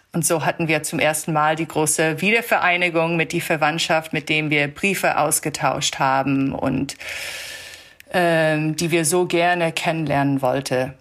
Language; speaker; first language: German; early bilingual, heritage; German